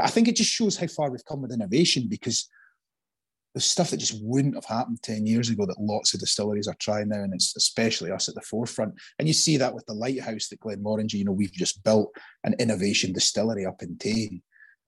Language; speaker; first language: English; native; English